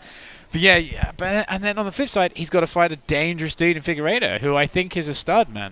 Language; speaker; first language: English; native; English